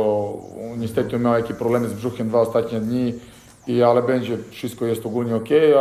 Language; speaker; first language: Polish; non-native, fluent; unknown